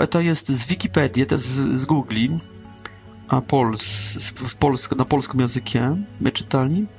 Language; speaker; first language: Polish; non-native, learner; Russian